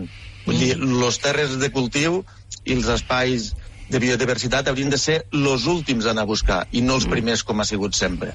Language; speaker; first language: Catalan; native; Catalan